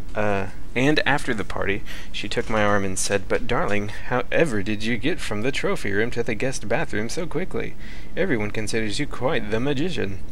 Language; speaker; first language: English; native; English